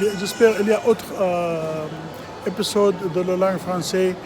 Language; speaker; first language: French; non-native, learner; Arabic